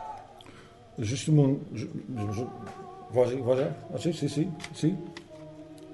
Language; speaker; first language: French; non-native, learner; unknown